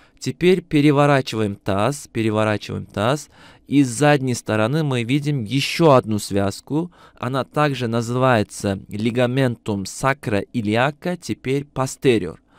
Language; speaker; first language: Russian; non-native, local second language; Uzbek